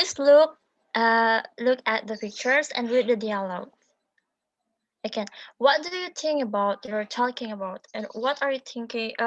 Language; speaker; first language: English; non-native, learner; Indonesian